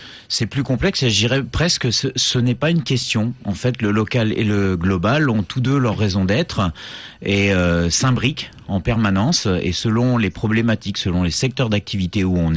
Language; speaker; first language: French; native; French